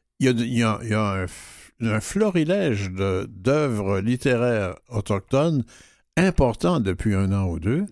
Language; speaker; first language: French; native; French